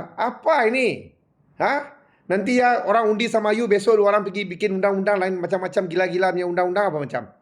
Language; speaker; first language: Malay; non-native, local second language; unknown